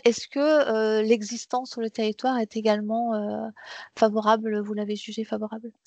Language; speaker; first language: French; native; French